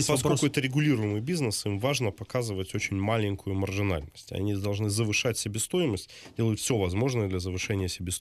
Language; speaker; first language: Russian; native; Russian